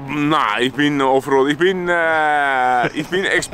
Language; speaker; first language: German; non-native, learner; Italian